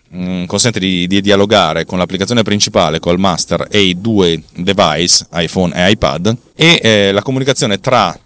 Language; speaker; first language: Italian; native; Italian